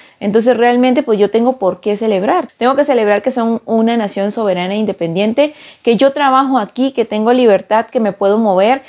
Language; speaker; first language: Spanish; native; Spanish